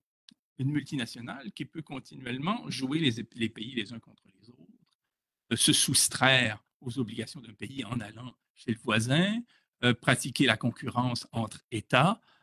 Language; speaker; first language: French; native; French